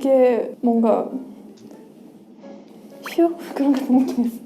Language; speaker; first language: Korean; non-native, fluent; Russian